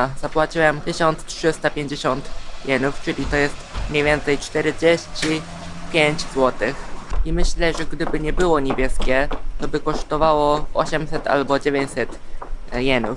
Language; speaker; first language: Polish; non-native, fluent; Japanese